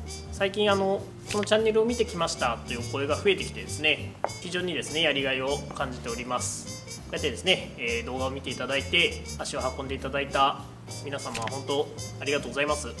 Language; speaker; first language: Japanese; native; Japanese